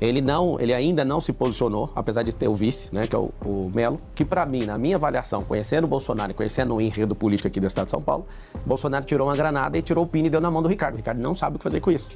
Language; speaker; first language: Portuguese; native; Portuguese